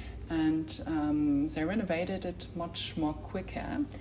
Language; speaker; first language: English; non-native, fluent; French